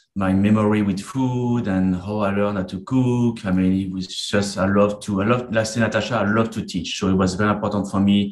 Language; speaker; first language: English; non-native, fluent; French